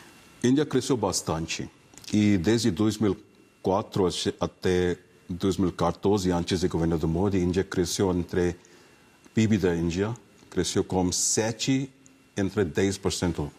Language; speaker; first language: Portuguese; non-native, fluent; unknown